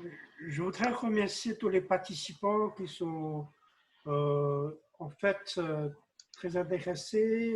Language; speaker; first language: French; non-native, fluent; Chinese